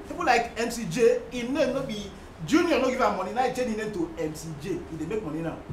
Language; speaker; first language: Nigerian Pidgin; non-native, local second language; Hausa